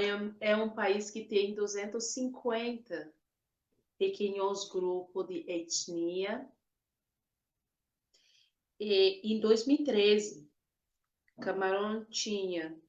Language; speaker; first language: Portuguese; non-native, fluent; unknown